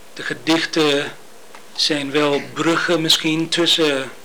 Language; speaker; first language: Dutch; non-native, fluent; English